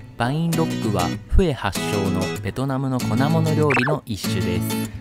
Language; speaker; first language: Japanese; native; Japanese